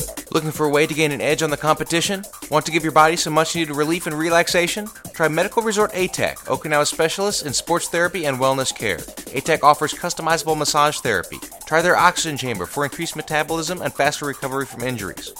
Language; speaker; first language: English; native; English